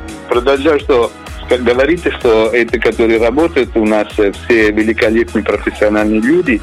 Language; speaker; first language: Russian; non-native, learner; Italian